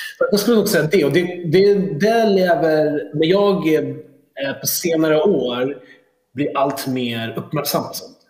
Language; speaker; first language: Swedish; early bilingual, other home language; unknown